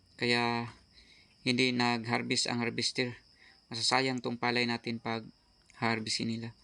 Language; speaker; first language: Filipino; non-native, local second language; Cebuano